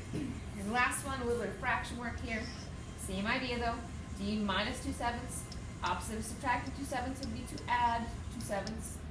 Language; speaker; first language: English; native; English